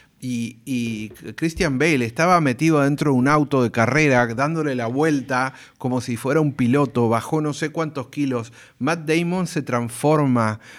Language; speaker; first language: Spanish; native; Spanish